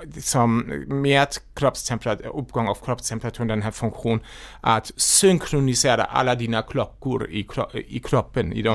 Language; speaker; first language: Swedish; non-native, fluent; German